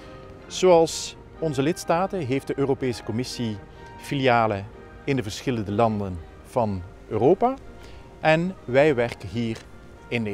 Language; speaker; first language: Dutch; non-native, fluent; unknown